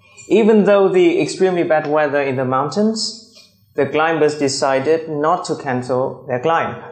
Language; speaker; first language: English; non-native, fluent; Vietnamese